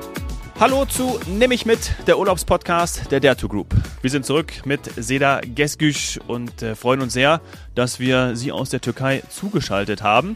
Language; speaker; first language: German; native; German